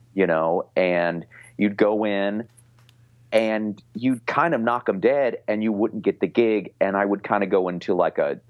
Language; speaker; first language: English; native; English